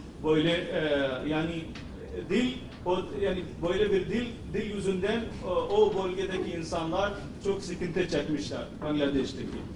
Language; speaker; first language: Turkish; non-native, fluent; Urdu